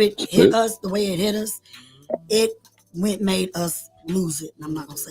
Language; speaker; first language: English; native; English